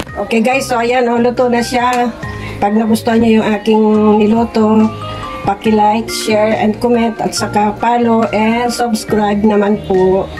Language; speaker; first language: Filipino; non-native, local second language; Iloko